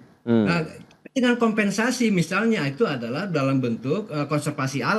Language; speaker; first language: Indonesian; native; Indonesian